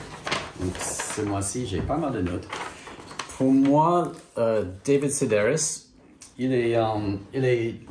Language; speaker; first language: French; non-native, fluent; English